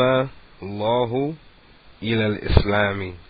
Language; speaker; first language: Arabic; non-native, fluent; English